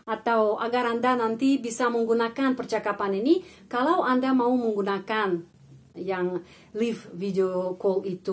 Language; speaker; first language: Indonesian; non-native, fluent; Russian